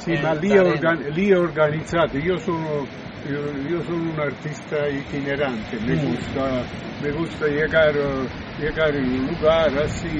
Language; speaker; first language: Spanish; non-native, learner; Italian